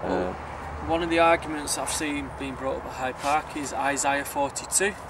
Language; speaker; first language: English; native; English